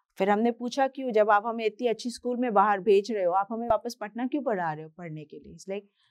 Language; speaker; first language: Hindi; native; Hindi